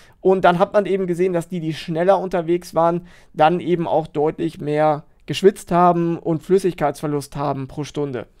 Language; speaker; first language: German; native; German